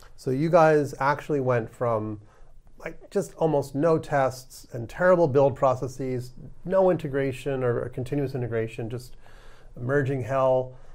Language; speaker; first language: English; early bilingual, other home language; Ukrainian